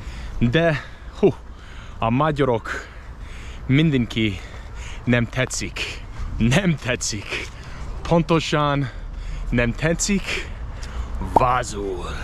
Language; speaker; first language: Hungarian; non-native, learner; English